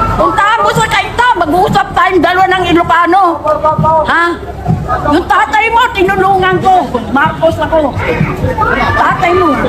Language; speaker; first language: Filipino; non-native, local second language; Iloko